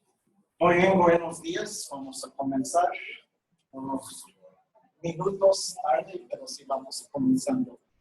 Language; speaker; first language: Spanish; non-native, fluent; English